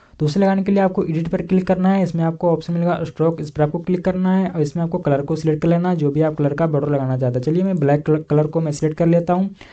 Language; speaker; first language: Hindi; native; Hindi